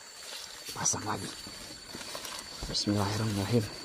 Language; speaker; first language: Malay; non-native, local second language; Javanese